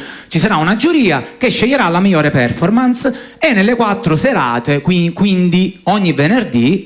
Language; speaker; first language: Italian; native; Italian